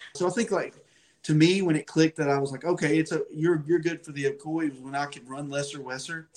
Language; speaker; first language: English; native; English